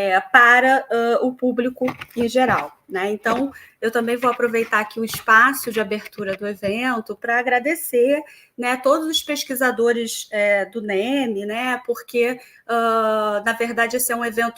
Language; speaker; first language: Portuguese; native; Portuguese